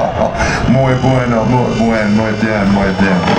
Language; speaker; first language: Spanish; non-native, learner; English